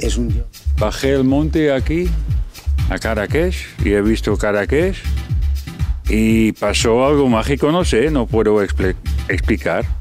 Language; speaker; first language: Spanish; non-native, fluent; Dutch